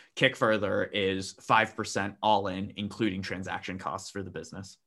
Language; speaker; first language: English; native; English